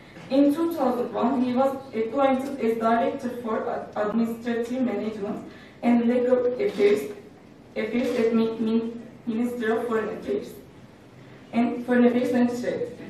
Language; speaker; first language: English; non-native, fluent; Turkish